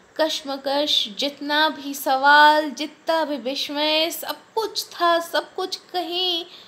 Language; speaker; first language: Hindi; non-native, local second language; Bangla